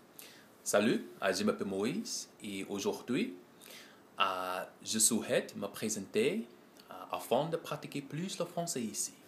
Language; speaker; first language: French; non-native, learner; English